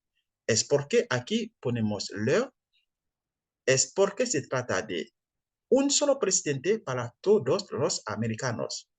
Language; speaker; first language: Spanish; non-native, fluent; French